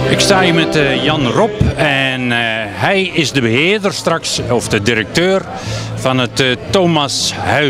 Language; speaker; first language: Dutch; native; Dutch